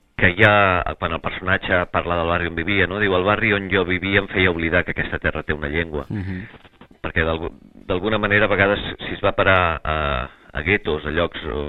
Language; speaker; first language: Catalan; non-native, local second language; Spanish